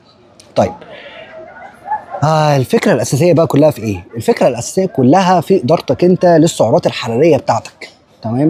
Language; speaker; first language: Arabic; native; Arabic